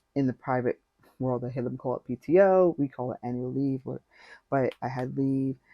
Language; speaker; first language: English; native; English